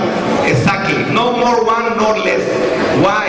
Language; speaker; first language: English; non-native, fluent; Spanish